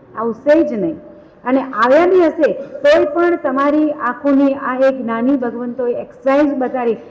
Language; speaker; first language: Gujarati; non-native, local second language; Kachhi